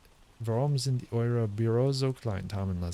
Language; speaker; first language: German; non-native, learner; English